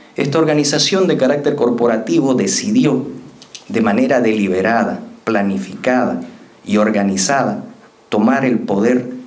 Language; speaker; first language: Spanish; native; Spanish